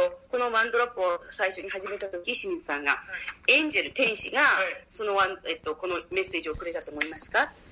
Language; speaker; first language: Japanese; native; Japanese